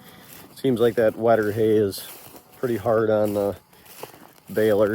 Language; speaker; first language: English; native; English